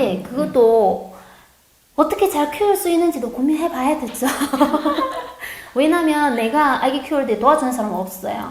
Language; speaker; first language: Korean; non-native, learner; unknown